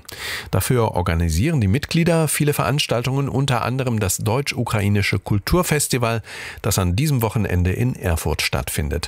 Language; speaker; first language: German; native; German